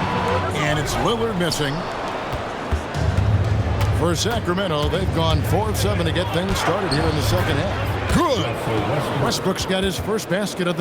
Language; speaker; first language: English; native; English